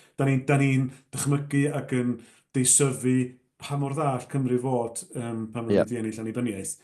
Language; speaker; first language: Welsh; native; Welsh